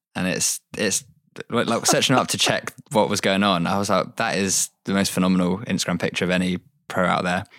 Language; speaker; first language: English; native; English